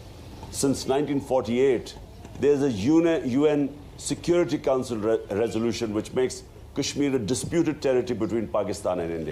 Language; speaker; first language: English; non-native, local second language; Urdu